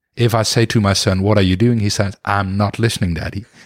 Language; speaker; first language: English; non-native, fluent; Dutch